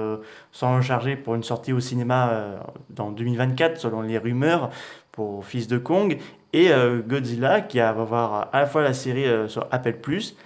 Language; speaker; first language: French; native; French